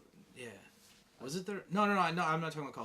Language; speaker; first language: English; native; English